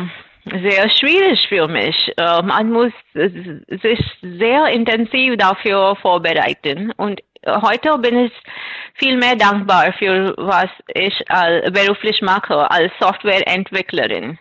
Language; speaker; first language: German; non-native, fluent; Marathi